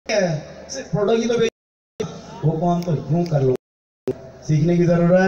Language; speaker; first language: Hindi; native; Hindi